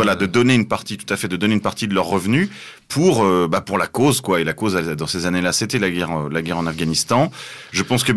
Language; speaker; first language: French; native; French